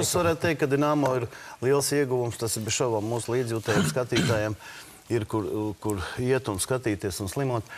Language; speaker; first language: Latvian; native; Latvian